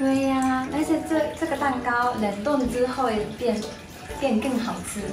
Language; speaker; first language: Chinese; non-native, fluent; Japanese